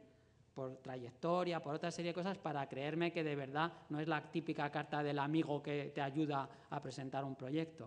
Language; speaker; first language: Spanish; native; Spanish